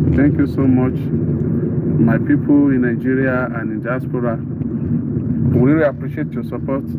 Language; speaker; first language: English; non-native, local second language; Yoruba